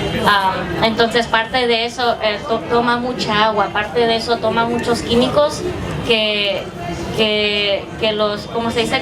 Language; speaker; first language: Spanish; early bilingual, heritage; English